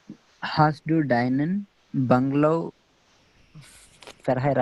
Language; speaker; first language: German; non-native, learner; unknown